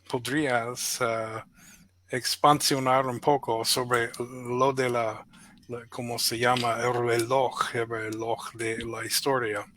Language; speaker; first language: Spanish; non-native, fluent; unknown